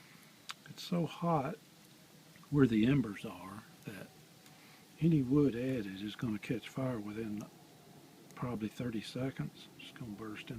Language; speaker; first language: English; native; English